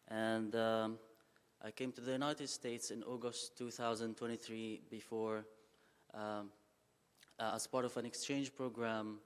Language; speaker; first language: English; non-native, fluent; Arabic